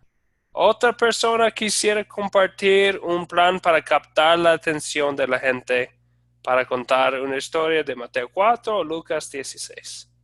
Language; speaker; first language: Spanish; non-native, fluent; English